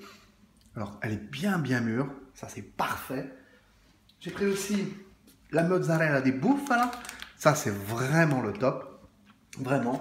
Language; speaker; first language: French; native; French